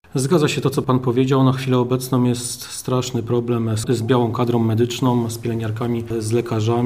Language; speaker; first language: Polish; native; Polish